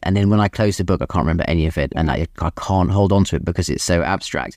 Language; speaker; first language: English; native; English